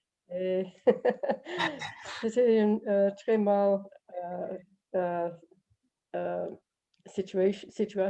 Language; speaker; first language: French; non-native, learner; English